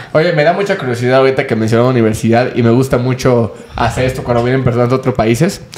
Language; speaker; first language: Spanish; native; Spanish